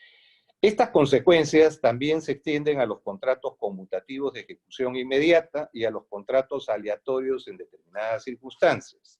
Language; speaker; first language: Spanish; native; Spanish